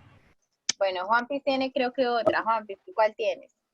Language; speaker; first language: Spanish; native; Spanish